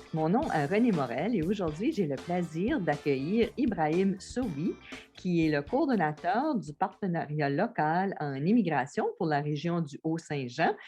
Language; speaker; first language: French; native; French